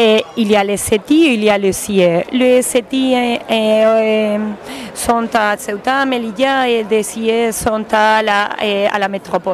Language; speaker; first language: French; non-native, learner; Spanish